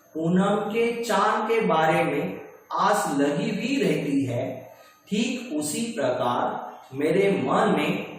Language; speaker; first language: Hindi; non-native, local second language; Marathi